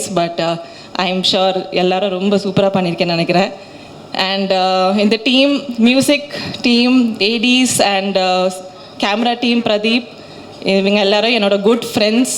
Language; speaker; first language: Tamil; non-native, learner; Malayalam